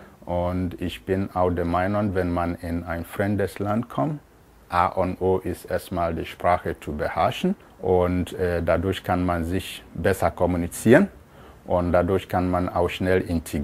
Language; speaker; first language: German; non-native, fluent; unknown